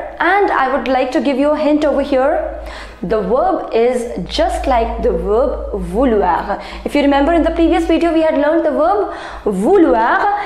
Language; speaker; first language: English; non-native, local second language; Hindi